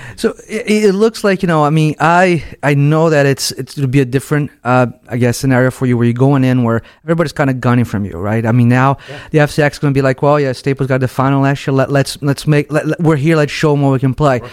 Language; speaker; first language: English; non-native, fluent; Portuguese